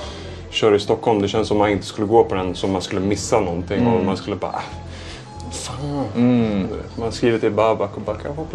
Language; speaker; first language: Swedish; native; Swedish